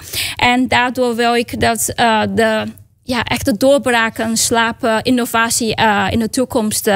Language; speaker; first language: Dutch; non-native, learner; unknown